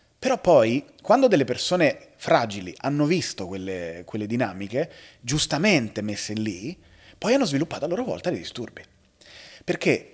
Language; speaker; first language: Italian; native; Italian